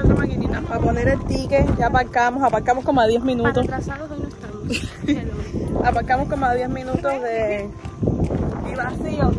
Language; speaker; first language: Spanish; native; Spanish